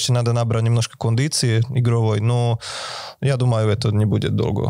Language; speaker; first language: Russian; non-native, fluent; Slovak